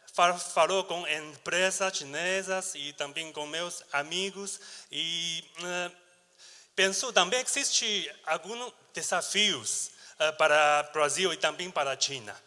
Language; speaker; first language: Portuguese; non-native, learner; Chinese